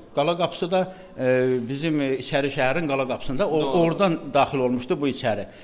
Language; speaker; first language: Azerbaijani; native; Azerbaijani